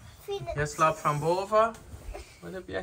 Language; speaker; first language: Dutch; native; Dutch